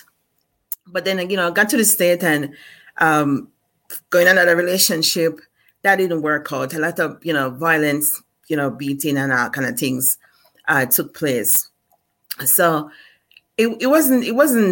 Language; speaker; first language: English; non-native, local second language; Jamaican Creole English